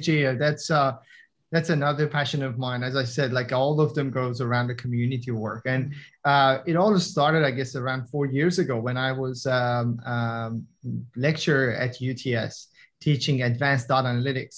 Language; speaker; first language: English; non-native, fluent; Persian